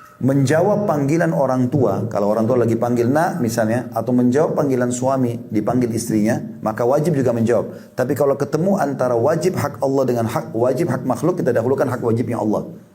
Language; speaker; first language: Indonesian; native; Indonesian